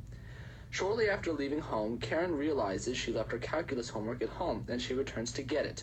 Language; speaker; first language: English; native; English